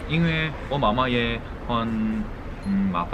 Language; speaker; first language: Chinese; non-native, learner; Korean